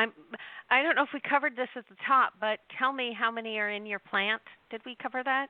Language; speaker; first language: English; native; English